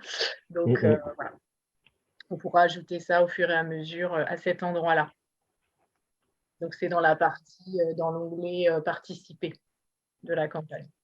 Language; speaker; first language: French; native; French